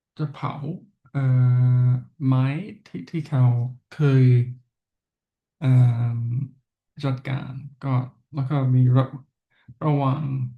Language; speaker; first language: Thai; non-native, learner; English